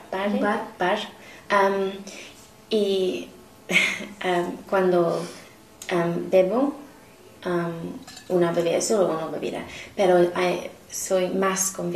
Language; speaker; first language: Spanish; non-native, learner; English